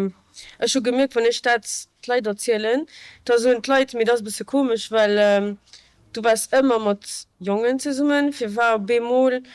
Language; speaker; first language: German; non-native, local second language; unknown